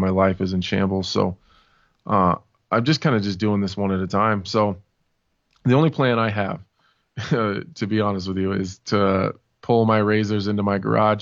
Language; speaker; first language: English; native; English